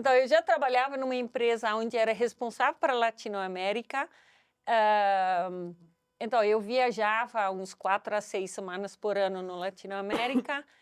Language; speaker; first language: Portuguese; non-native, fluent; Dutch